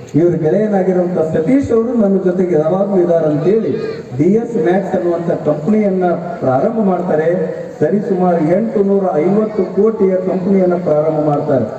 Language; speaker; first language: Kannada; native; Kannada